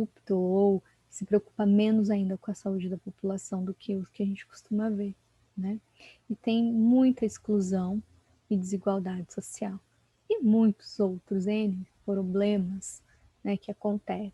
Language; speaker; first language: Portuguese; native; Portuguese